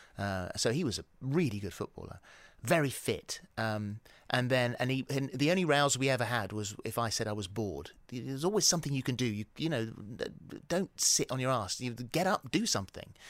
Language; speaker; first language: English; native; English